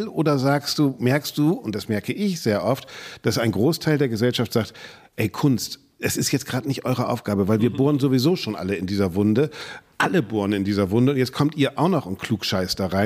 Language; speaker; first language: German; native; German